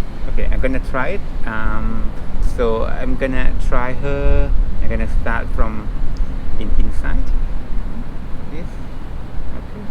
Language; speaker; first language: English; non-native, fluent; Thai